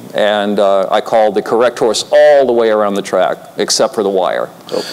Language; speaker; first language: English; native; English